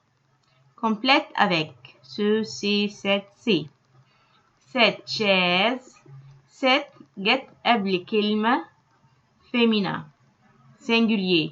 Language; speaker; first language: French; non-native, local second language; Arabic